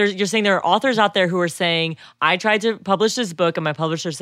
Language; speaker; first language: English; native; English